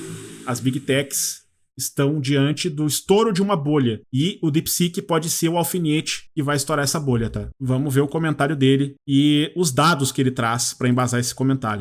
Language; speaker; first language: Portuguese; native; Portuguese